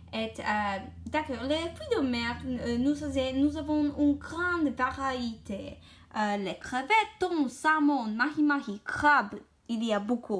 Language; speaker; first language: French; non-native, learner; English